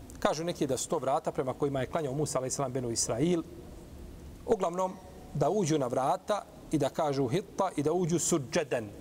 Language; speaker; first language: Bosnian; native; Bosnian